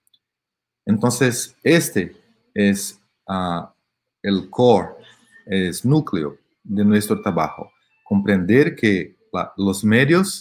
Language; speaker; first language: Spanish; non-native, fluent; Portuguese